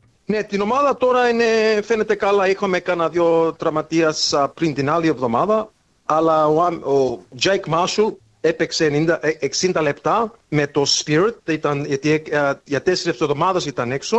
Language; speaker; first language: Greek; early bilingual, heritage; Greek